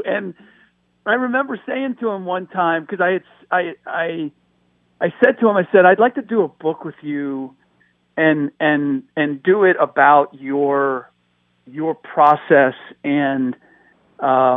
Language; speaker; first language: English; early bilingual, other home language; German